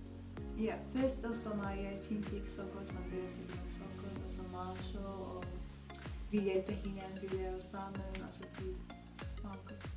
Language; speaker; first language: Danish; non-native, learner; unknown